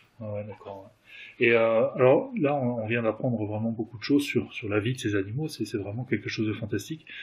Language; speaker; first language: French; native; French